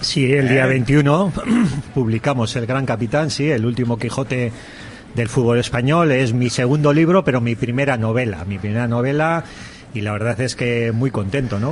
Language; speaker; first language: Spanish; native; Spanish